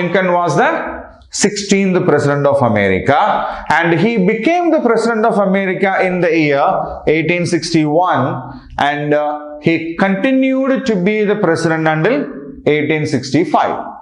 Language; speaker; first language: English; non-native, local second language; Telugu